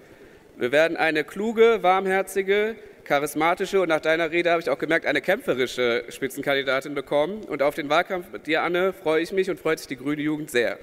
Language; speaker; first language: German; native; German